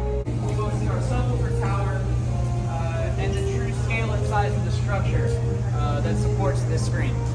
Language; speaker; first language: English; native; English